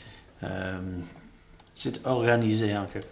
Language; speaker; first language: French; non-native, fluent; English